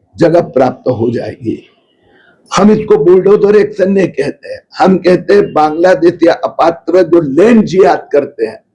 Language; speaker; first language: Hindi; non-native, local second language; Marathi